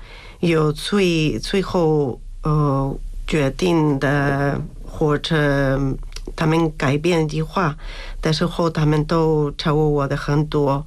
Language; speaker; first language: Chinese; non-native, learner; Spanish